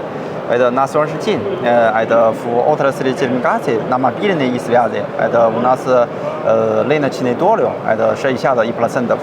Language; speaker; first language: Russian; non-native, learner; Chinese